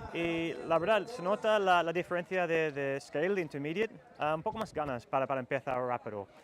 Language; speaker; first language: Spanish; non-native, learner; English